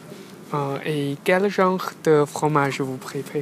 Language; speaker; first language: French; non-native, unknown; Chinese